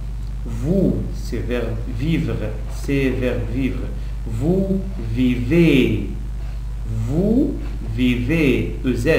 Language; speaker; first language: French; non-native, local second language; Arabic